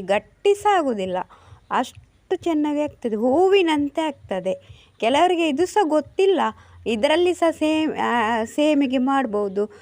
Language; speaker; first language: Kannada; non-native, local second language; Tulu